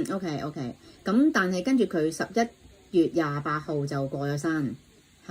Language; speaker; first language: Cantonese; native; Cantonese